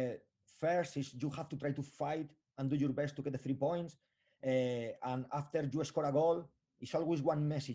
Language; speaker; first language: English; non-native, fluent; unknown